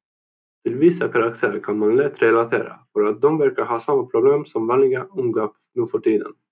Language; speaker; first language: Swedish; non-native, learner; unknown